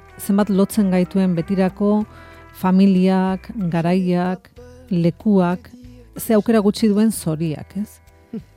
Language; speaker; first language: Basque; native; Basque